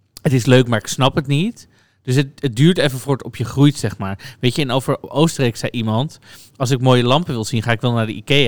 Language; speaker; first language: Dutch; native; Dutch